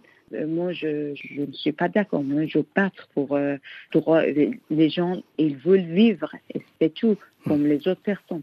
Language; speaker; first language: French; non-native, learner; Persian